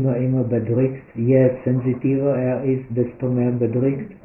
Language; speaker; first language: German; non-native, fluent; Czech